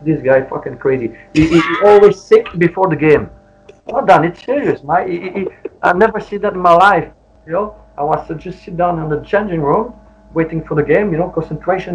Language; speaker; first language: English; non-native, learner; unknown